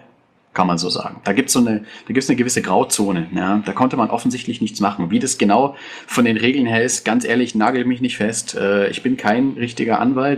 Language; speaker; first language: German; native; German